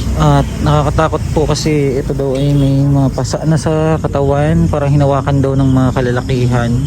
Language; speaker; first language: Filipino; native; Filipino